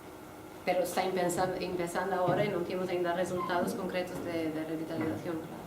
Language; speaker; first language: Spanish; non-native, fluent; Portuguese